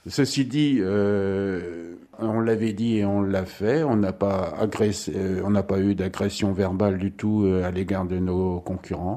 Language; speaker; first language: French; native; French